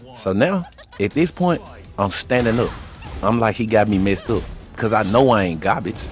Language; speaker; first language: English; native; English